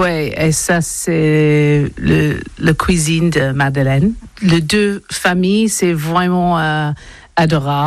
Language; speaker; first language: French; non-native, learner; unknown